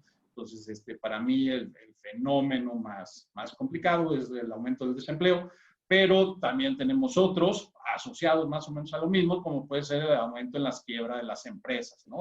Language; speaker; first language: Spanish; native; Spanish